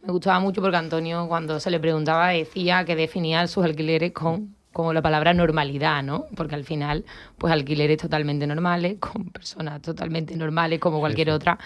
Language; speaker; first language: Spanish; native; Spanish